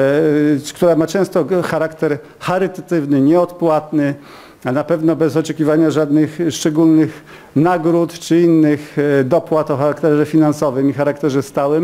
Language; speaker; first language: Polish; native; Polish